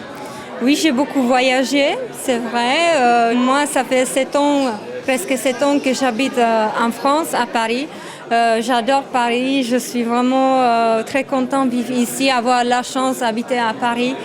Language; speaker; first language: French; non-native, fluent; Czech